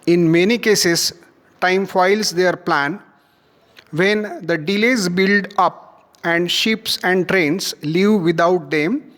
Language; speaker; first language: English; non-native, local second language; Marathi